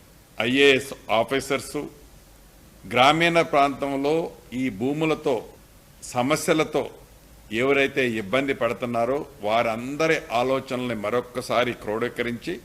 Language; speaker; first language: Telugu; native; Telugu